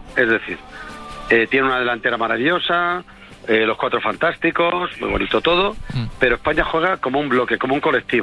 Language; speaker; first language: Spanish; native; Spanish